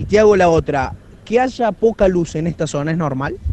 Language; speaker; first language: Spanish; native; Spanish